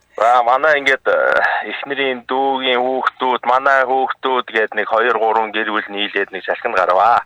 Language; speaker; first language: Mongolian; native; Mongolian